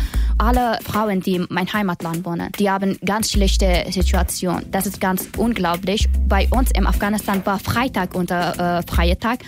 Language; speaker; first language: German; non-native, learner; Persian